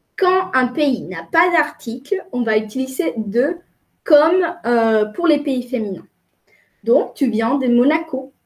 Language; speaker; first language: French; non-native, fluent; Spanish